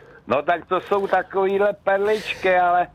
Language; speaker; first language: Czech; native; Czech